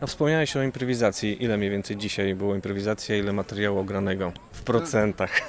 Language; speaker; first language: Polish; native; Polish